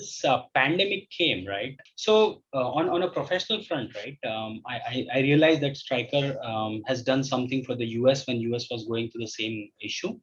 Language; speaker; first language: English; non-native, local second language; Hindi